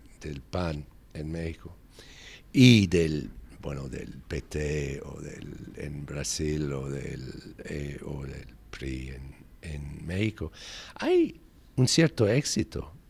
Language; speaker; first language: Spanish; non-native, fluent; English